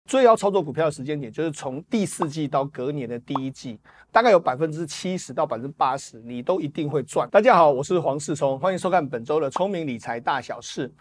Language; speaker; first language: Chinese; native; Chinese